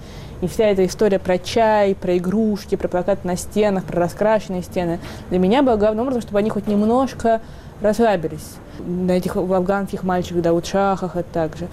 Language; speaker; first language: Russian; native; Russian